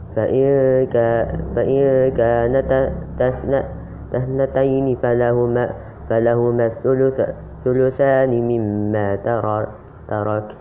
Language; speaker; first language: Arabic; non-native, learner; Indonesian